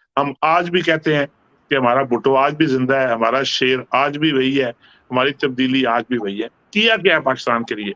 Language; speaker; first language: Urdu; native; Urdu